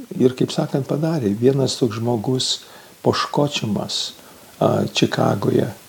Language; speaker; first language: Lithuanian; early bilingual, heritage; Lithuanian